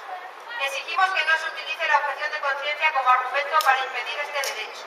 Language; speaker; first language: Spanish; native; Spanish